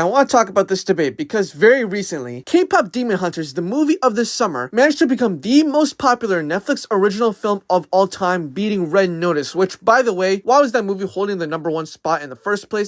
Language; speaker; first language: English; native; English